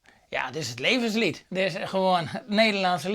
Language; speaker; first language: Dutch; non-native, local second language; Western Frisian